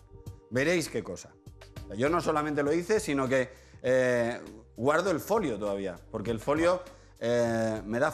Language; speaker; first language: Spanish; native; Spanish